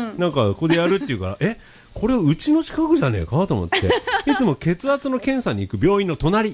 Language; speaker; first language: Japanese; native; Japanese